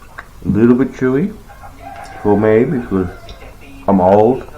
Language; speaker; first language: English; native; English